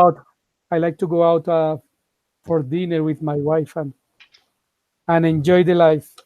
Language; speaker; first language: English; non-native, fluent; Spanish